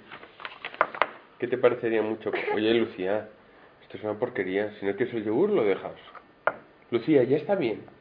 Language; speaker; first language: Spanish; native; Spanish